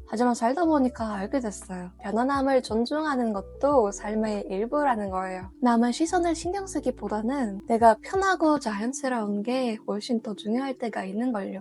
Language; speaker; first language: Korean; non-native, fluent; Russian